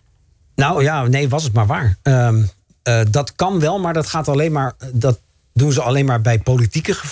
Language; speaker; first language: Dutch; native; Dutch